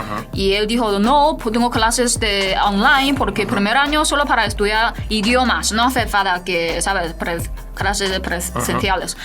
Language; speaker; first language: Spanish; non-native, fluent; Chinese